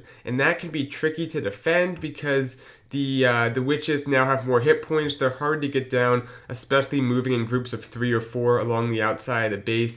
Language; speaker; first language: English; native; English